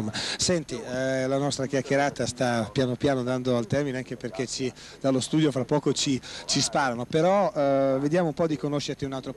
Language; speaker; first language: Italian; native; Italian